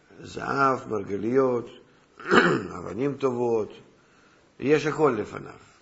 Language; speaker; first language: Hebrew; non-native, fluent; Russian